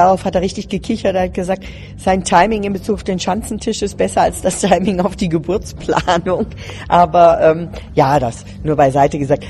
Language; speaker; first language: German; native; German